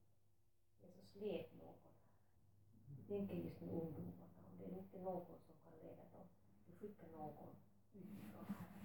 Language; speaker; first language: Swedish; non-native, local second language; Finnish